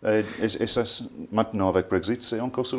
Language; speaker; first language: French; non-native, fluent; English